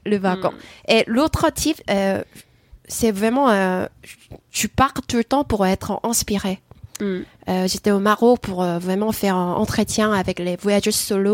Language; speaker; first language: French; non-native, fluent; Korean